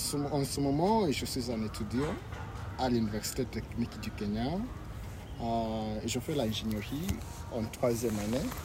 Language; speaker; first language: French; non-native, learner; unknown